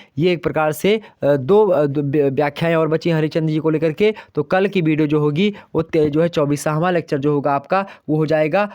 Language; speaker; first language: Hindi; native; Hindi